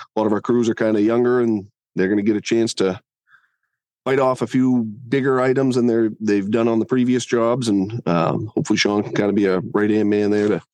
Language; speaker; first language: English; native; English